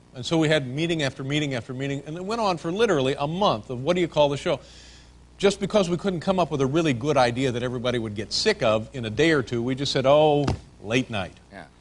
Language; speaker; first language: English; native; English